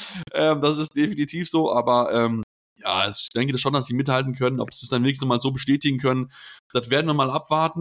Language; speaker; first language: German; native; German